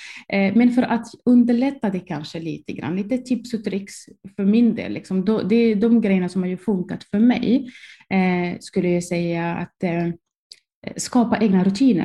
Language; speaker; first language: Swedish; non-native, fluent; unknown